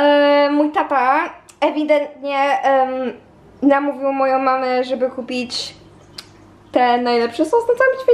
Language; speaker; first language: Polish; early bilingual, heritage; Polish